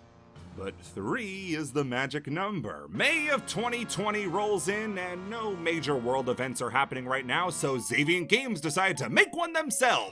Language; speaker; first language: English; native; English